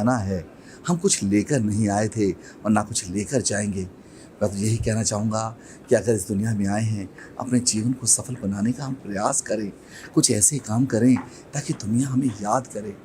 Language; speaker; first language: Hindi; native; Hindi